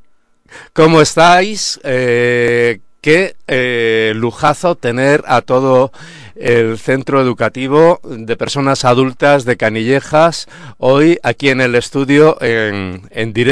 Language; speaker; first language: Spanish; native; Spanish